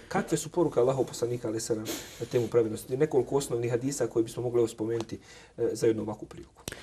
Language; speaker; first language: Bosnian; native; Bosnian